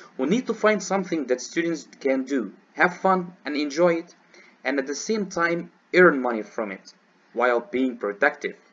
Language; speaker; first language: English; non-native, fluent; Arabic